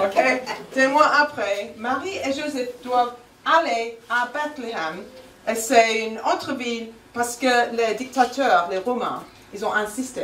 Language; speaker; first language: French; non-native, fluent; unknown